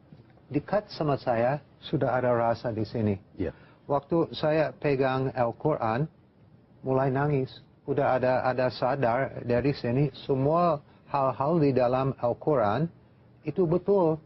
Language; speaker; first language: Indonesian; non-native, fluent; English